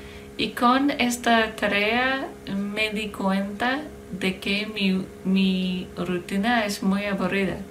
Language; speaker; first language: Spanish; non-native, learner; English